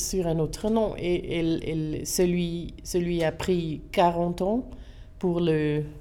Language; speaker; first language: French; non-native, local second language; German